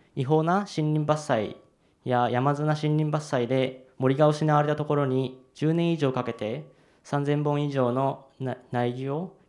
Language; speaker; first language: Japanese; native; Japanese